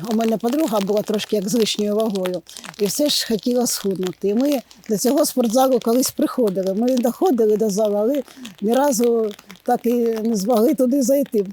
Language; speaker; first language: Ukrainian; non-native, local second language; Russian